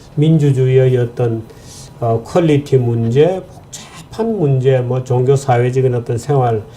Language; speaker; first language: Korean; native; Korean